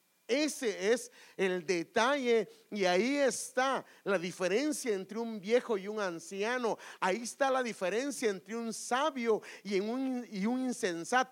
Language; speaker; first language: Spanish; native; Spanish